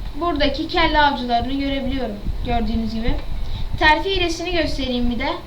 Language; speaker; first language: Turkish; native; Turkish